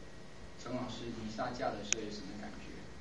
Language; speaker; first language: Chinese; non-native, fluent; English